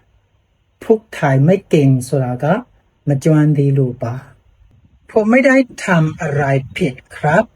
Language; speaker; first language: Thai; non-native, fluent; Burmese